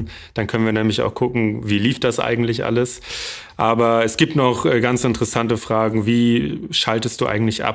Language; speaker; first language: German; native; German